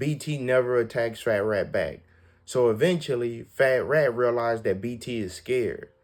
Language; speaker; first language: English; native; English